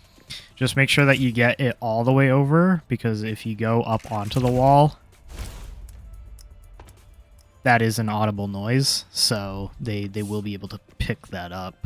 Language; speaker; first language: English; native; English